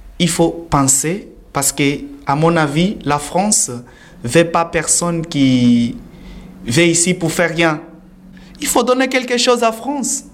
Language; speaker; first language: French; non-native, learner; Portuguese